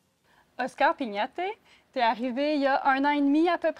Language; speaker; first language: French; native; French